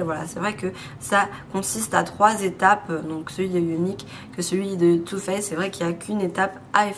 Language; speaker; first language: French; native; French